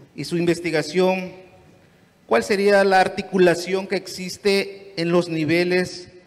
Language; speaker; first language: Spanish; non-native, local second language; Nahuatl languages